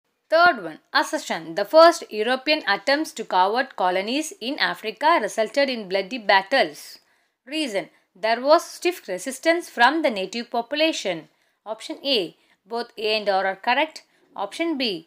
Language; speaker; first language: English; non-native, local second language; Tamil